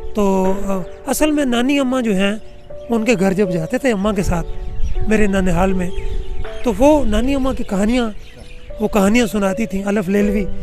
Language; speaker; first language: Urdu; non-native, local second language; Saraiki